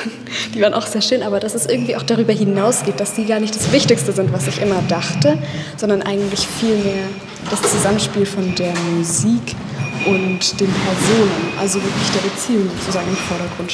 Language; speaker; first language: German; native; German